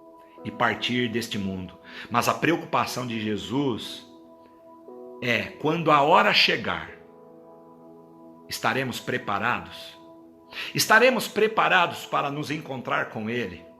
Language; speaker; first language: Portuguese; native; Portuguese